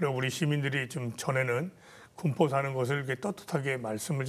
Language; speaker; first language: Korean; native; Korean